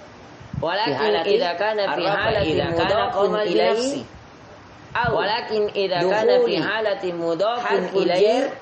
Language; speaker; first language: Arabic; non-native, fluent; Indonesian